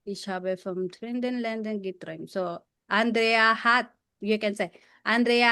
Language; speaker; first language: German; non-native, fluent; Filipino